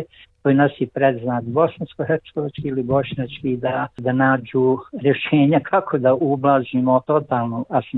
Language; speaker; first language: Croatian; native; Croatian